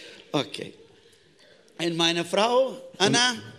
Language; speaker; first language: German; early bilingual, heritage; German